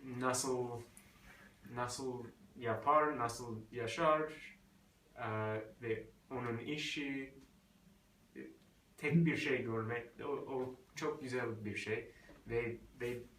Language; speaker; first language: Turkish; non-native, learner; English